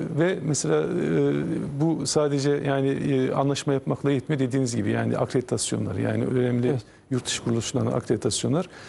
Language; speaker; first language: Turkish; native; Turkish